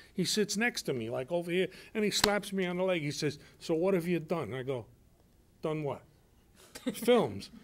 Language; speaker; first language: English; native; English